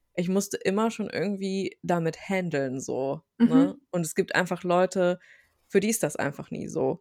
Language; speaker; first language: German; early bilingual, other home language; Turkish